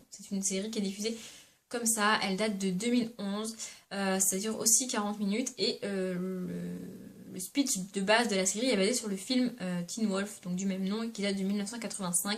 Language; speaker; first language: French; native; French